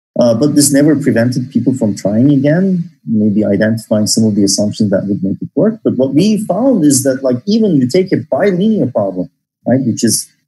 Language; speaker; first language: English; non-native, fluent; Turkish